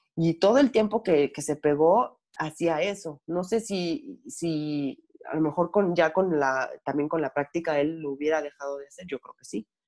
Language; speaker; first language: Spanish; native; Spanish